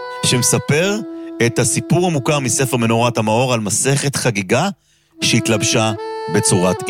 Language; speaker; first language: Hebrew; native; Hebrew